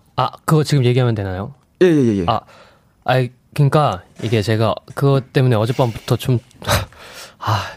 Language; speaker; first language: Korean; native; Korean